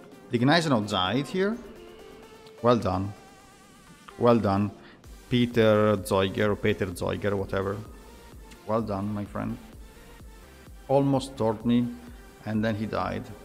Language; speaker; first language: English; non-native, fluent; Italian